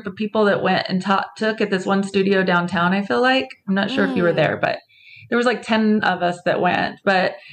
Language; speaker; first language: English; native; English